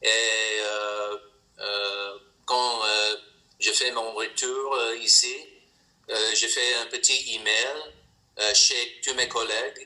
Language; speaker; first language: French; non-native, learner; English